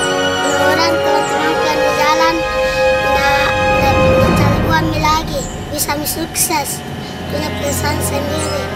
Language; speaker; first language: Indonesian; non-native, local second language; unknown